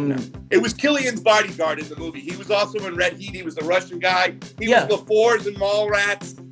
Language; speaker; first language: English; native; English